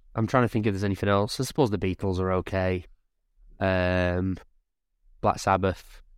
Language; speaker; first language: English; native; English